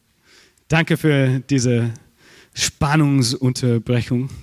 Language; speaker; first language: German; non-native, fluent; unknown